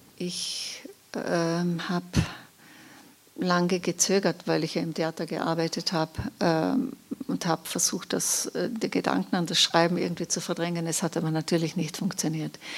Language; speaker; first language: German; non-native, local second language; Slovenian